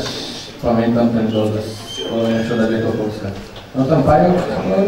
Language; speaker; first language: Polish; native; Polish